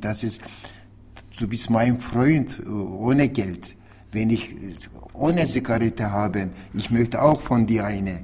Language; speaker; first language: German; non-native, learner; Turkish